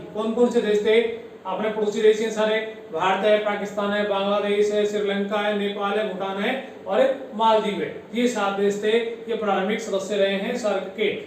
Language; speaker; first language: Hindi; native; Hindi